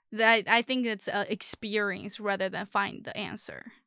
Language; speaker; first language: English; non-native, fluent; Chinese